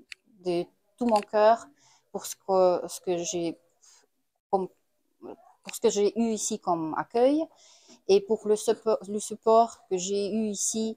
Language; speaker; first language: French; non-native, fluent; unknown